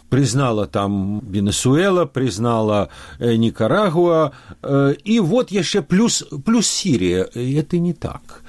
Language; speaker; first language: Belarusian; non-native, local second language; Russian